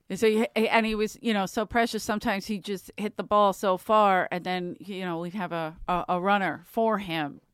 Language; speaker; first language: English; native; English